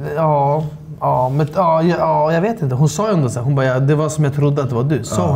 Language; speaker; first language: Swedish; native; Swedish